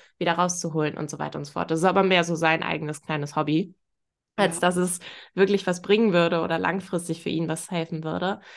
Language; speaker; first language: German; native; German